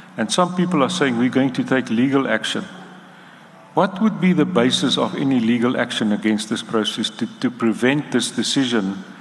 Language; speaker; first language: English; non-native, local second language; Afrikaans